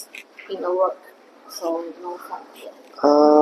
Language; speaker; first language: English; non-native, learner; Chinese